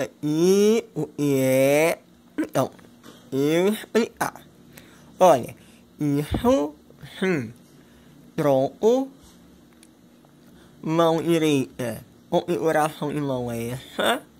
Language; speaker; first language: Portuguese; non-native, local second language; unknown